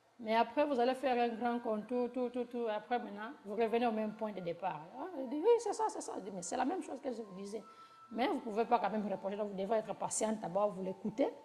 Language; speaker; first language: French; non-native, local second language; Lingala